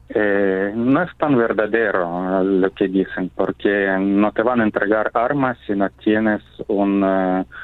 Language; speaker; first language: Spanish; non-native, fluent; Ukrainian